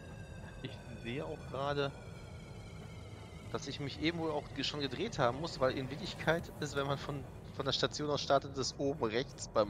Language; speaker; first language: German; native; German